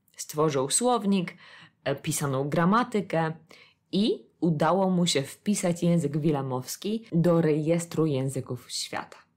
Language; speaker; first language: Polish; native; Polish